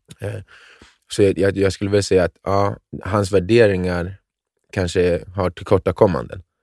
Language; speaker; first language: Swedish; native; Swedish